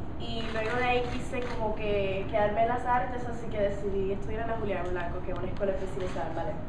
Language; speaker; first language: Spanish; early bilingual, other home language; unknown